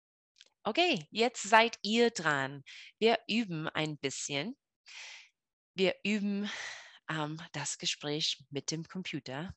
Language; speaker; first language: German; non-native, fluent; English